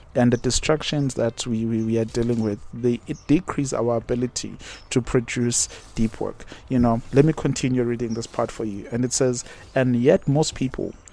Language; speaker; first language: English; non-native, local second language; Zulu